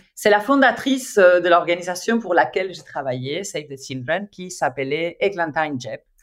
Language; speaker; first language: French; non-native, fluent; Spanish